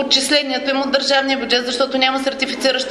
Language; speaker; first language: Bulgarian; native; Bulgarian